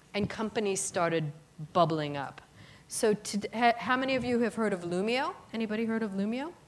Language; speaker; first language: English; native; English